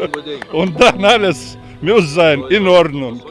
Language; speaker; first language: German; non-native, learner; Russian